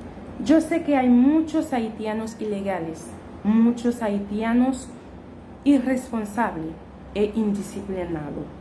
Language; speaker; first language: Spanish; non-native, fluent; Haitian Creole